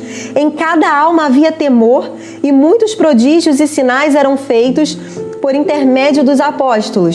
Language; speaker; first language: Portuguese; native; Portuguese